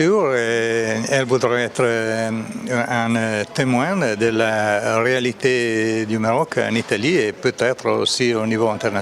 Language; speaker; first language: French; non-native, fluent; Italian